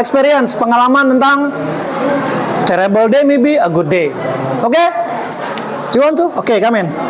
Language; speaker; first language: English; non-native, fluent; Indonesian